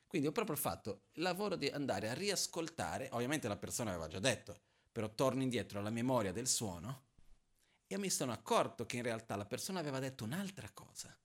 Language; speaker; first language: Italian; non-native, fluent; Portuguese